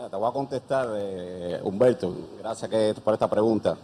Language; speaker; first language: Spanish; native; Spanish